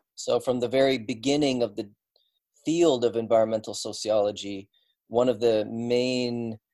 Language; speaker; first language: English; native; English